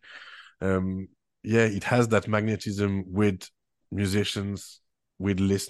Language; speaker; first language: English; non-native, fluent; French